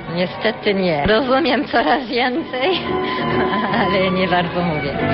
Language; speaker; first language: Polish; early bilingual, heritage; Polish